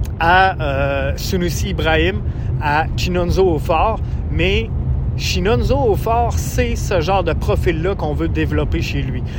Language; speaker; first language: French; native; French